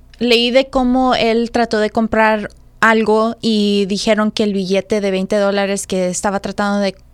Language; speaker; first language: Spanish; early bilingual, heritage; Spanish